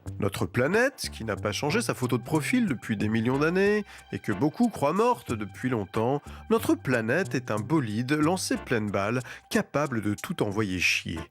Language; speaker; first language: French; native; French